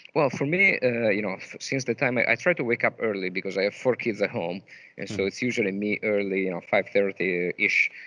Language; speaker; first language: English; non-native, fluent; Italian